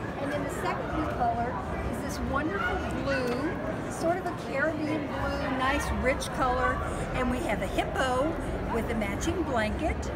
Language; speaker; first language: English; native; English